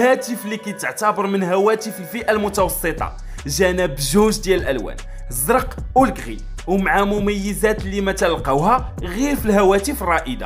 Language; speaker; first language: Arabic; native; Arabic